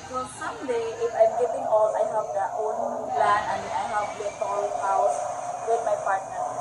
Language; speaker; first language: English; non-native, learner; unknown